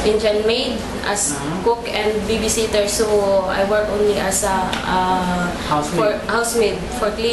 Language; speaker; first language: English; non-native, learner; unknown